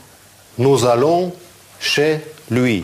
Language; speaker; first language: French; non-native, fluent; Russian